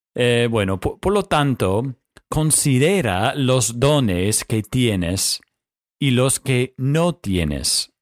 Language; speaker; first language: Spanish; non-native, fluent; English